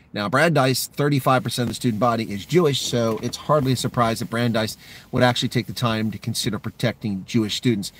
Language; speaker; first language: English; native; English